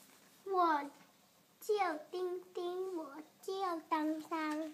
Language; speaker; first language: Chinese; non-native, learner; Thai